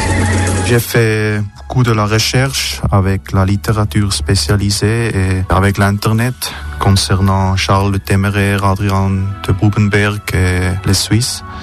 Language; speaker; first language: French; non-native, local second language; German